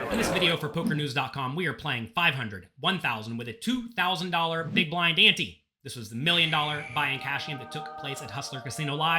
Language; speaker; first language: English; native; English